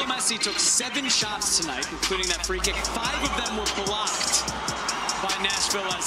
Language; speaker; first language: English; native; English